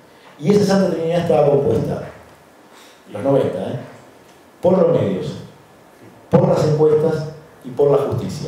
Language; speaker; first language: Spanish; native; Spanish